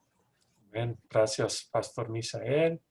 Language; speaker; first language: Spanish; non-native, learner; English